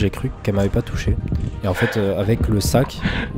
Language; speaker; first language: French; native; French